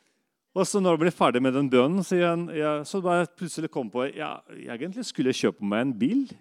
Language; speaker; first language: Norwegian; non-native, fluent; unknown